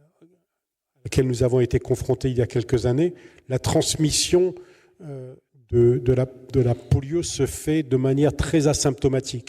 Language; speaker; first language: French; native; French